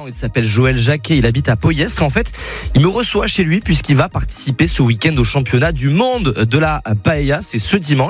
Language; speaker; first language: French; native; French